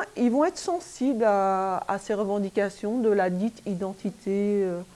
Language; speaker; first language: French; native; French